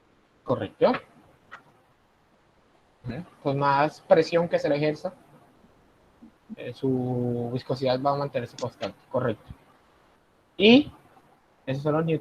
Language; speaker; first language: Spanish; native; Spanish